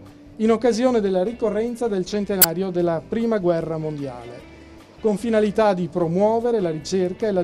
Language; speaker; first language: Italian; native; Italian